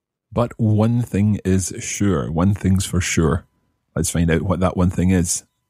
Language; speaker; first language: English; native; English